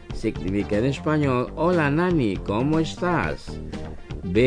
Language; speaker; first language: Spanish; non-native, fluent; Indonesian